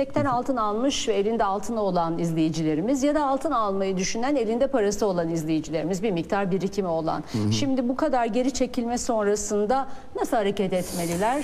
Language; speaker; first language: Turkish; native; Turkish